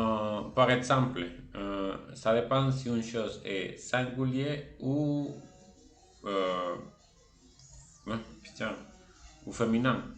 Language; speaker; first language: French; non-native, fluent; Spanish